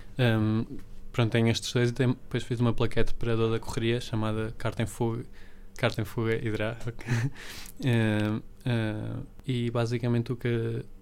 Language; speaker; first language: Portuguese; early bilingual, other home language; Spanish